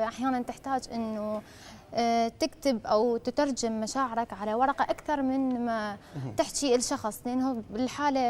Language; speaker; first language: Arabic; native; Arabic